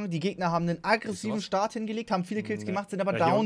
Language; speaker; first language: German; native; German